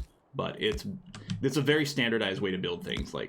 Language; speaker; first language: English; native; English